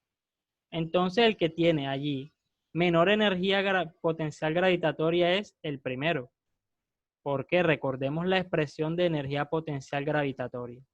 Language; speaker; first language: Spanish; native; Spanish